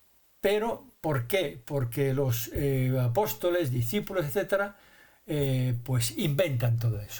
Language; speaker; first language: Spanish; native; Spanish